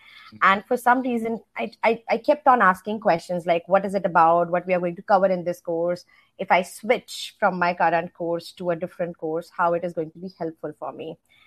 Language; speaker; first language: English; non-native, local second language; Hindi